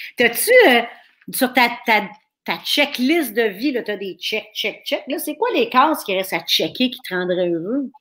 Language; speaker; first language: French; native; French